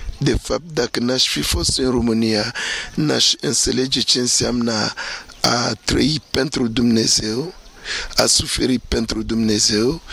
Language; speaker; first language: Romanian; non-native, fluent; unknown